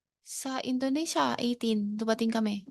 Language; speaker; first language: Filipino; non-native, learner; Chinese